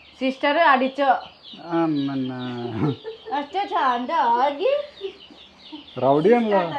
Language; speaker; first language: Malayalam; non-native, learner; Nepali